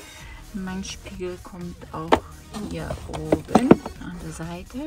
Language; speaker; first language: German; non-native, fluent; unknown